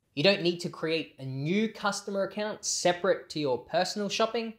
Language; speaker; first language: English; native; English